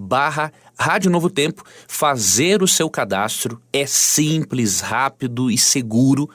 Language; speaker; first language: Portuguese; native; Portuguese